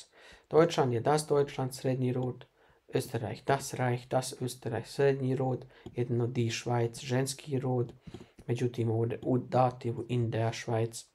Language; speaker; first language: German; non-native, fluent; Bosnian